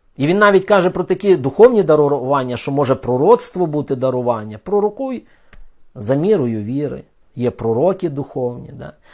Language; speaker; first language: Ukrainian; non-native, local second language; Russian